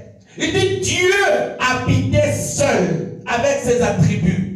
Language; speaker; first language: French; non-native, local second language; Lingala